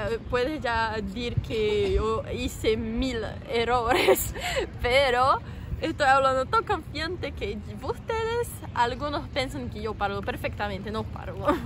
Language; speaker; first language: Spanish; non-native, learner; Portuguese